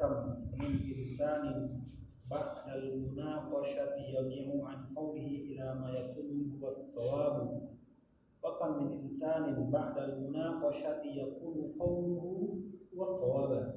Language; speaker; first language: Arabic; non-native, learner; Indonesian